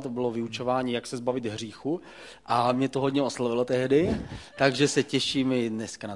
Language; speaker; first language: Czech; native; Czech